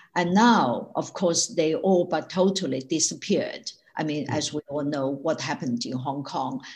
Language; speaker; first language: English; non-native, fluent; Chinese